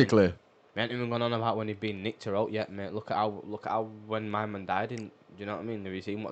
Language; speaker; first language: English; native; English